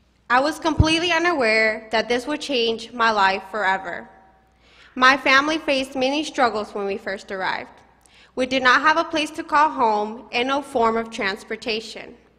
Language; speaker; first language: English; early bilingual, other home language; Spanish